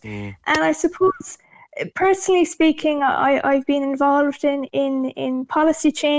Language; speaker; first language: English; native; English